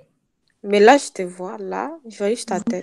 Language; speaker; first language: French; native; French